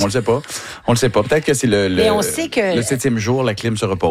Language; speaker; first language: French; native; French